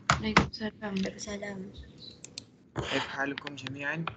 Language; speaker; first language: Arabic; non-native, fluent; Malay